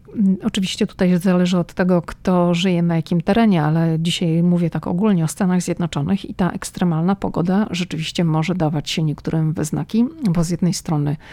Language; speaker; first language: Polish; native; Polish